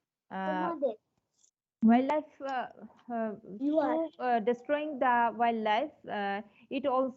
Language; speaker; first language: English; non-native, learner; Bangla